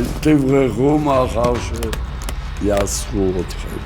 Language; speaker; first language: Hebrew; non-native, fluent; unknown